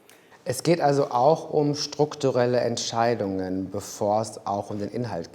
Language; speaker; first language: German; native; German